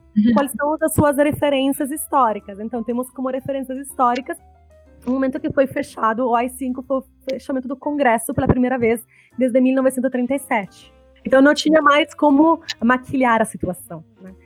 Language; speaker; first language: Portuguese; non-native, fluent; Italian